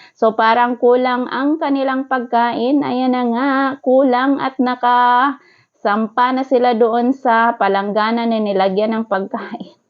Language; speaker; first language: Filipino; non-native, local second language; Cebuano